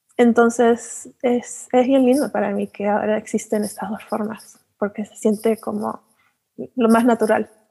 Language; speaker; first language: Spanish; early bilingual, heritage; Spanish